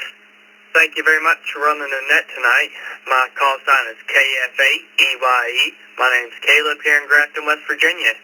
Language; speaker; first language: English; native; English